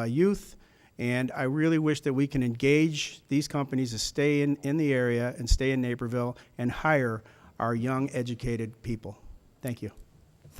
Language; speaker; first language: English; early bilingual, other home language; German